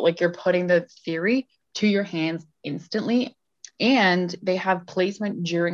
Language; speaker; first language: English; native; English